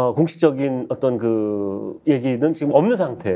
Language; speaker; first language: Korean; native; Korean